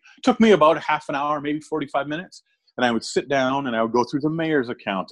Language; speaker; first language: English; native; English